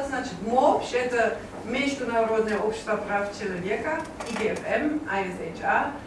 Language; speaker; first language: Russian; non-native, learner; German